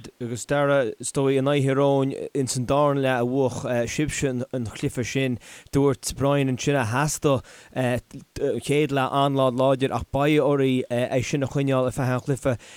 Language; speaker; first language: Irish; native; Irish